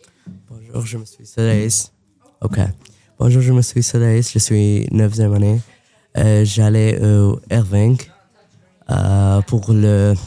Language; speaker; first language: French; non-native, local second language; English